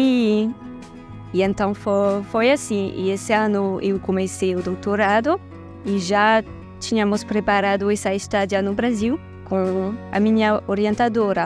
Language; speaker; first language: Portuguese; non-native, fluent; French